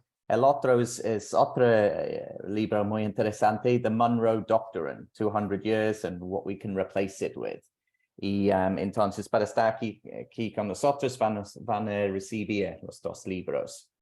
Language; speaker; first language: Spanish; non-native, fluent; English